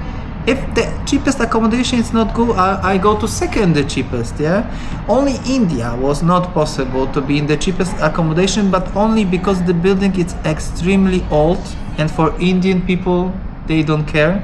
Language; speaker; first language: English; non-native, learner; Polish